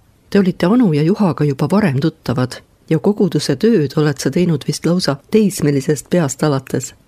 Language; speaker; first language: Estonian; native; Estonian